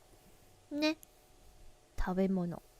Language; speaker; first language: Japanese; non-native, learner; English